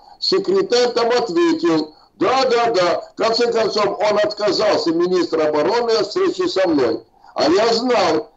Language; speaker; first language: Russian; non-native, local second language; Armenian